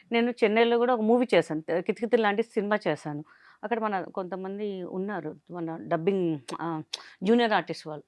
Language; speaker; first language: Telugu; non-native, local second language; Hindi